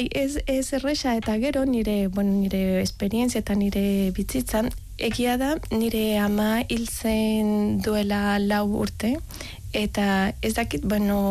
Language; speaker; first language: Basque; non-native, learner; Spanish